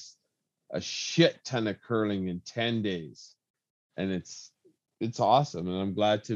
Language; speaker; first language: English; native; English